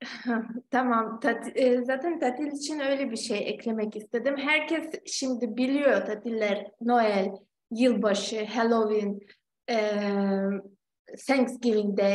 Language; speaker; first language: Turkish; non-native, fluent; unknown